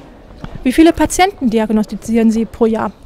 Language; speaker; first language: German; native; German